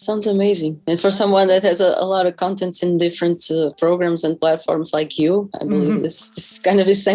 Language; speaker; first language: English; non-native, fluent; Portuguese